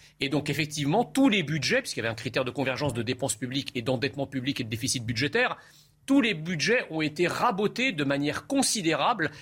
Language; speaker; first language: French; early bilingual, other home language; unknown